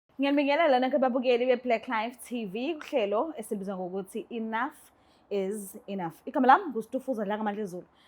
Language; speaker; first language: Zulu; native; Zulu